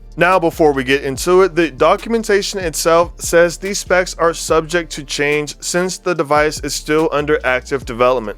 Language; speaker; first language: English; native; English